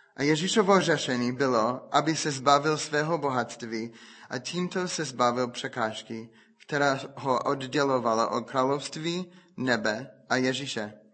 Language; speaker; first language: Czech; non-native, fluent; English